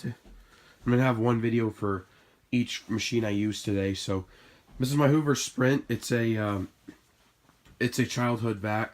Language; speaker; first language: English; native; English